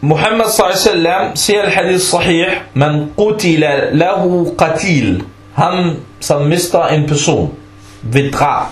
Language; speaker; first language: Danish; early bilingual, other home language; Arabic